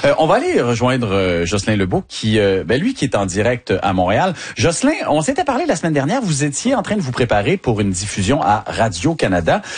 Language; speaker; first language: French; native; French